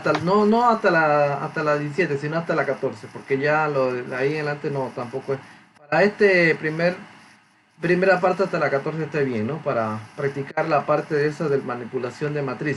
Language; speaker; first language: Spanish; native; Spanish